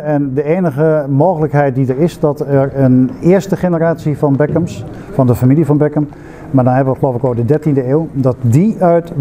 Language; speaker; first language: Dutch; native; Dutch